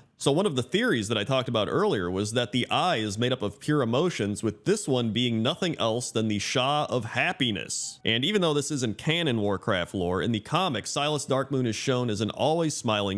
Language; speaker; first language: English; native; English